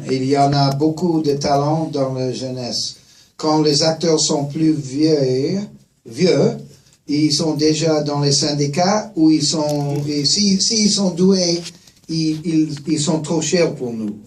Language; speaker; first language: French; non-native, fluent; English